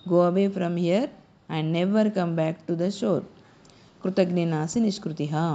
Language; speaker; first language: English; non-native, local second language; Telugu